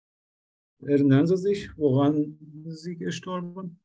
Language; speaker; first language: German; non-native, learner; Turkish